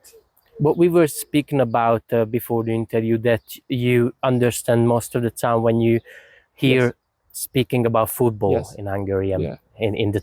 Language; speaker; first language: English; non-native, fluent; Hungarian